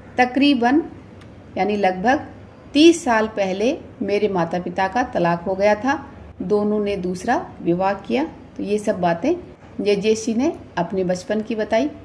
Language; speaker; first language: Hindi; native; Hindi